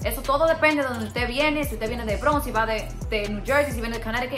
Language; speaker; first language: Spanish; early bilingual, heritage; Spanish